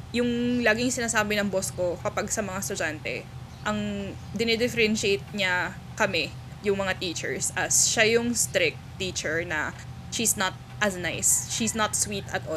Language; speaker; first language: Filipino; native; Filipino